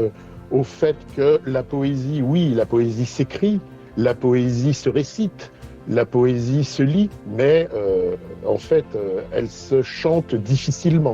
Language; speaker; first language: French; native; French